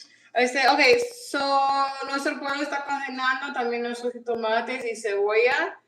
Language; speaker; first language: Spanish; non-native, learner; English